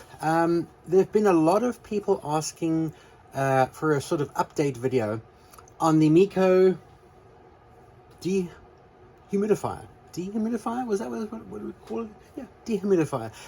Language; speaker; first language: English; native; English